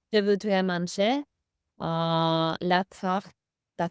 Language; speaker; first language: French; non-native, learner; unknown